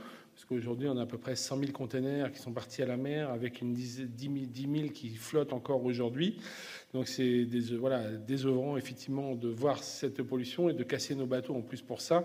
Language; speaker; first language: French; native; French